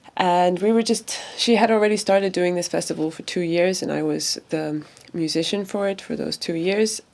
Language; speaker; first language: English; non-native, fluent; Latvian